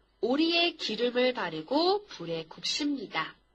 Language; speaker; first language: Korean; non-native, fluent; Chinese